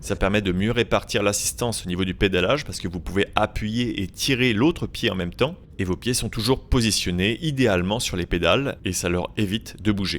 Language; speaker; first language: French; native; French